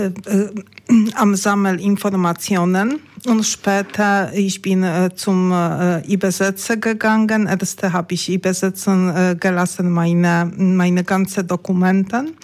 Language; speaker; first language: German; non-native, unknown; Polish